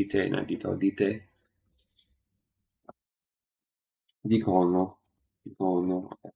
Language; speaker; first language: Italian; non-native, learner; English